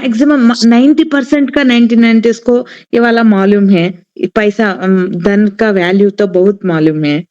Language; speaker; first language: Hindi; non-native, learner; Telugu